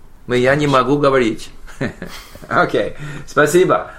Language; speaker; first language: Russian; non-native, learner; English